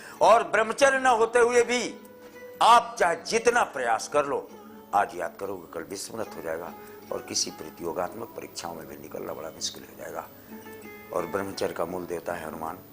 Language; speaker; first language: Hindi; native; Hindi